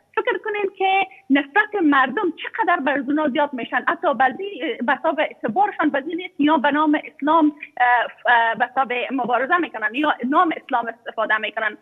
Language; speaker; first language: Persian; native; Persian